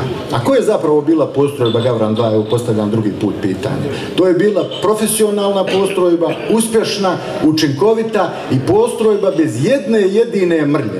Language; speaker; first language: Croatian; native; Croatian